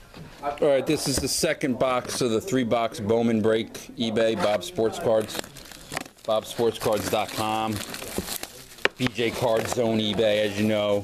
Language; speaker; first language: English; native; English